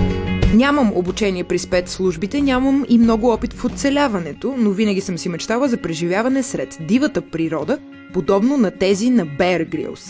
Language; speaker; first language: Bulgarian; native; Bulgarian